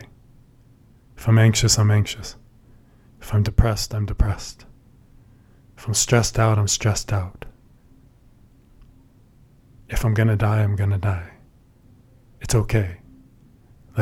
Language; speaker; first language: English; native; English